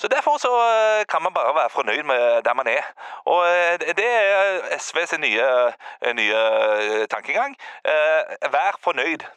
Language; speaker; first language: Norwegian; native; Norwegian